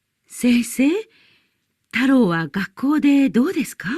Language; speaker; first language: Japanese; non-native, learner; Indonesian